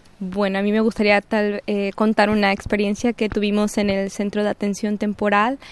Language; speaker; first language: Spanish; native; Spanish